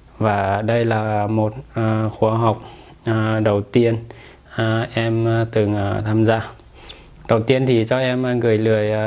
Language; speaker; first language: Vietnamese; non-native, fluent; Lao